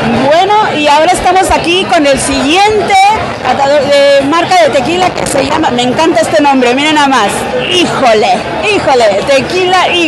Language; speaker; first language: Spanish; native; Spanish